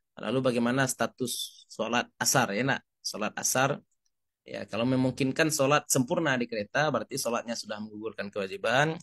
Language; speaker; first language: Indonesian; non-native, local second language; Minangkabau